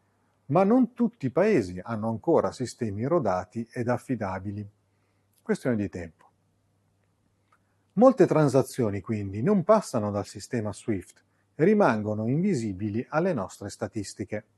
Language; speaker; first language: Italian; native; Italian